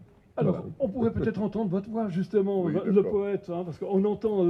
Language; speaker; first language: French; native; French